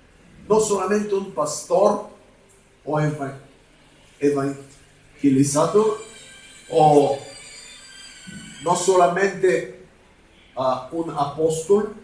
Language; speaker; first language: Spanish; non-native, fluent; Bulgarian